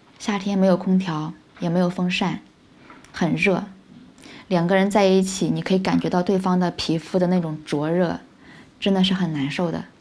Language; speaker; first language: Chinese; native; Chinese